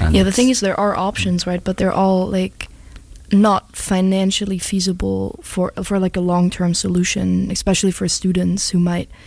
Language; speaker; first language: English; non-native, fluent; German